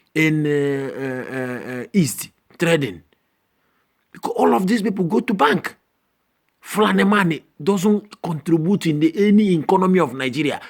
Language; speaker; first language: Nigerian Pidgin; non-native, local second language; Igbo